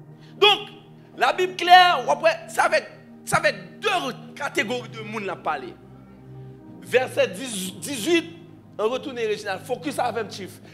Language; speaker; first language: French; non-native, local second language; Haitian Creole